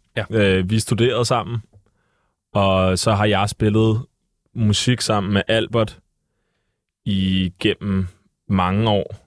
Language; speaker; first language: Danish; native; Danish